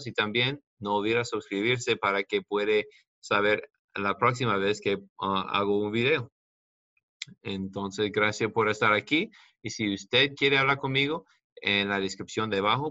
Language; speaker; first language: Spanish; non-native, fluent; English